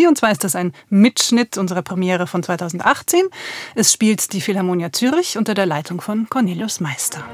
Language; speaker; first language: German; native; German